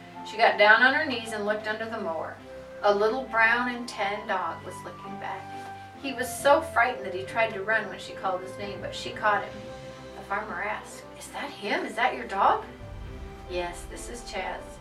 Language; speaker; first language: English; native; English